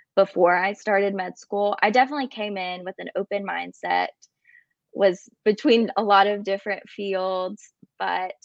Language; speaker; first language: English; native; English